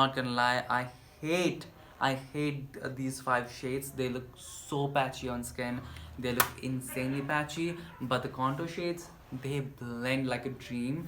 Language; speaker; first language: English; non-native, local second language; Nepali